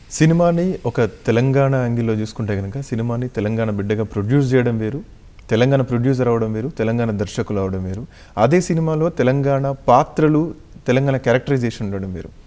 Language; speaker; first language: Telugu; native; Telugu